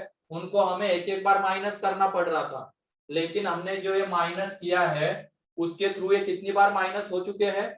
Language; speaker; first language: Hindi; native; Hindi